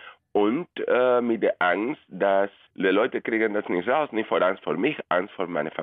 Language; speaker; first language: German; non-native, fluent; Spanish